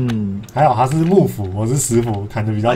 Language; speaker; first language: Chinese; native; Chinese